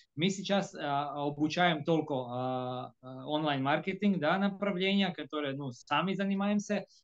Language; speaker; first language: Russian; non-native, fluent; Croatian